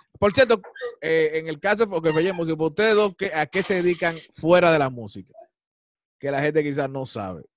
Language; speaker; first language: Spanish; native; Spanish